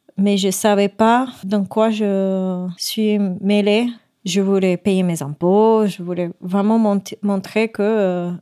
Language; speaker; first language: French; non-native, fluent; Spanish